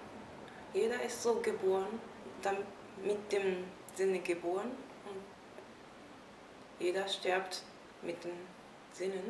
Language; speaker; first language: German; non-native, fluent; Japanese